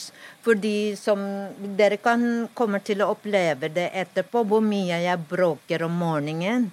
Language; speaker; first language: Norwegian; non-native, fluent; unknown